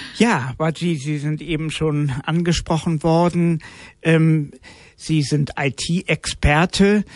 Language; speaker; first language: German; native; German